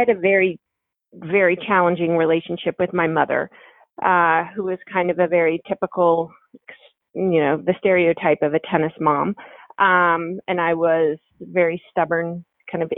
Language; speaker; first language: English; native; English